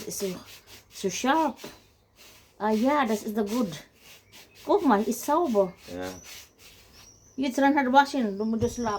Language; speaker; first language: German; non-native, learner; Filipino